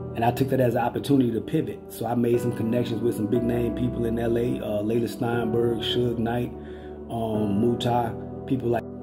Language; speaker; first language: English; native; English